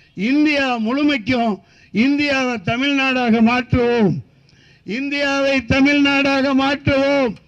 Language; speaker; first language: Tamil; native; Tamil